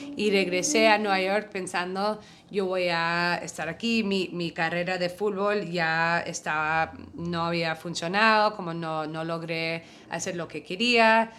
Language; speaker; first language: Spanish; early bilingual, heritage; Spanish